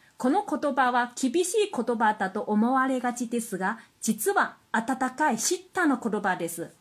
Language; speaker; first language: Japanese; non-native, fluent; Chinese